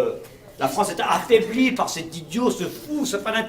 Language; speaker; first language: French; non-native, learner; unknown